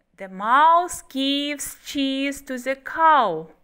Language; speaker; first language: English; non-native, fluent; Kazakh